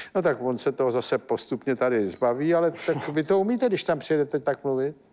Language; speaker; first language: Czech; native; Czech